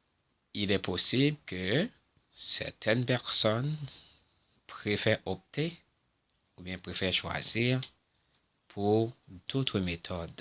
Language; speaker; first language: French; non-native, local second language; Haitian Creole